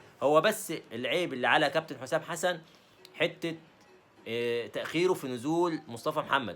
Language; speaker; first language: Arabic; native; Arabic